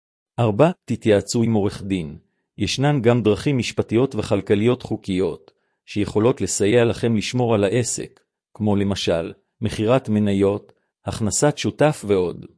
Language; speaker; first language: Hebrew; native; Hebrew